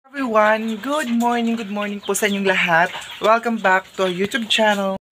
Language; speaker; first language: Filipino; non-native, local second language; Cebuano